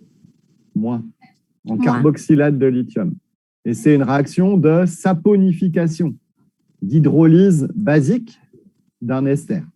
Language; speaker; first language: French; native; French